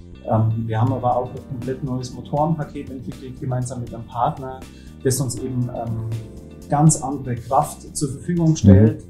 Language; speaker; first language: German; native; German